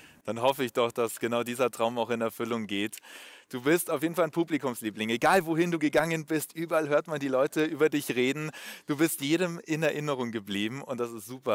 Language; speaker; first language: German; native; German